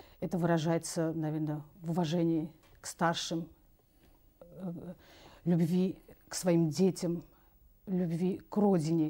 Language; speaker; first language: Russian; native; Russian